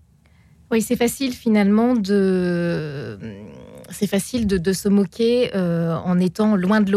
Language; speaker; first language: French; native; French